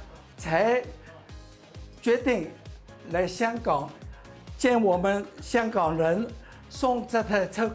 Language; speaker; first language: Chinese; non-native, local second language; Cantonese